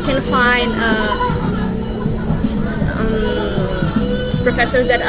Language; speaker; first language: English; non-native, fluent; Portuguese